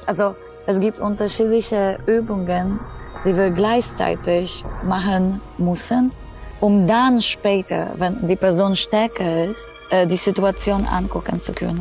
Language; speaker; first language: German; non-native, fluent; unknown